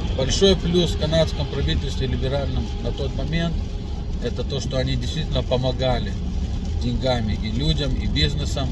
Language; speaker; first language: Russian; native; Russian